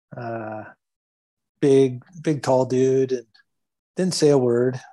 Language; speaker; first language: English; native; English